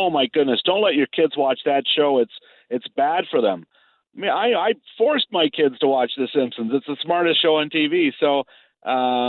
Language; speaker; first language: English; native; English